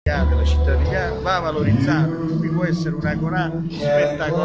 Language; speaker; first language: Italian; native; Italian